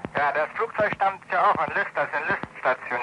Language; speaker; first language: German; native; German